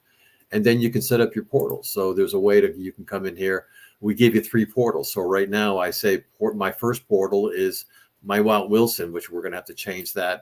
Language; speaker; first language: English; native; English